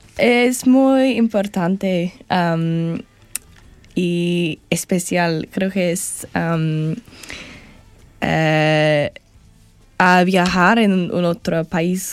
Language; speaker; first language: Spanish; non-native, learner; English